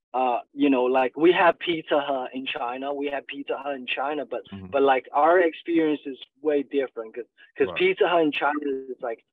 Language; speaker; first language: English; non-native, fluent; Chinese